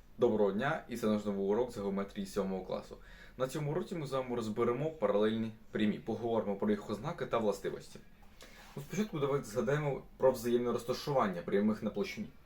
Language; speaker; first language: Ukrainian; non-native, local second language; Russian